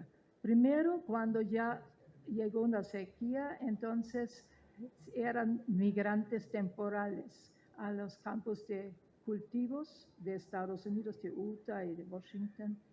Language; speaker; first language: Spanish; non-native, fluent; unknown